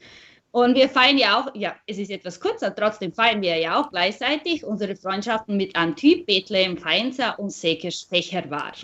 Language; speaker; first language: German; non-native, fluent; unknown